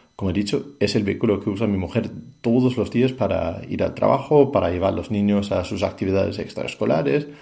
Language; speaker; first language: Spanish; non-native, fluent; Danish